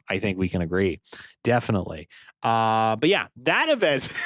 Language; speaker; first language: English; native; English